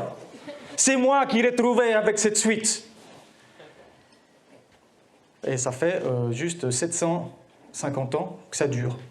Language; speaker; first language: French; native; French